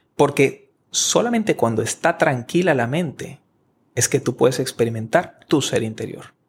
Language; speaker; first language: Spanish; native; Spanish